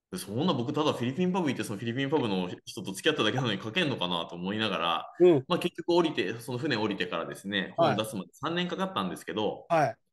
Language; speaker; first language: Japanese; native; Japanese